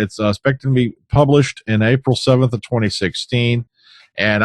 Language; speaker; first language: English; native; English